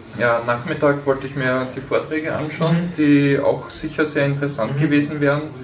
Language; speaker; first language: German; native; German